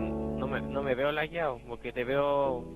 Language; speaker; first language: Spanish; native; Spanish